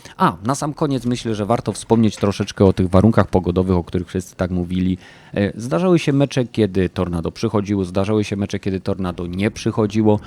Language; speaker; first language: Polish; native; Polish